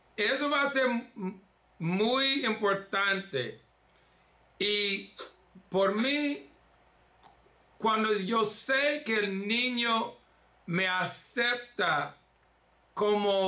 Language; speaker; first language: Spanish; early bilingual, heritage; English